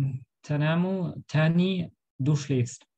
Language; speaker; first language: Arabic; non-native, learner; German